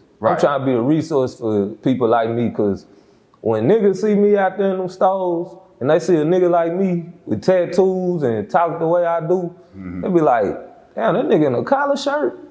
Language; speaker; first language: English; native; English